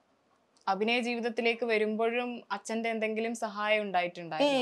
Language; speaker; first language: Malayalam; native; Malayalam